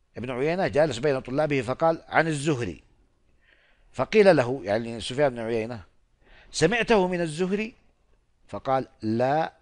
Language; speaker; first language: Arabic; non-native, fluent; Oromo